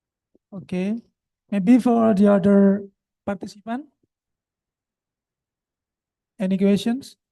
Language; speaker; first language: English; non-native, local second language; Indonesian